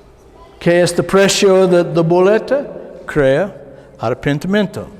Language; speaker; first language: Spanish; non-native, learner; English